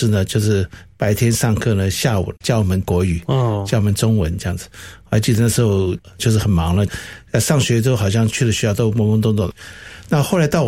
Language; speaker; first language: Chinese; non-native, local second language; Cantonese